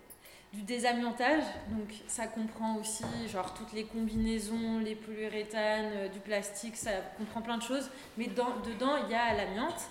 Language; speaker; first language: French; native; French